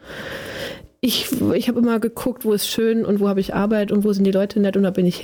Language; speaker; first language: German; native; German